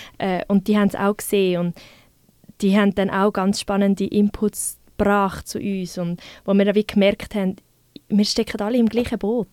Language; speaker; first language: German; native; German